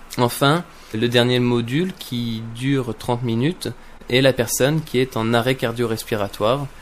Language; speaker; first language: French; native; French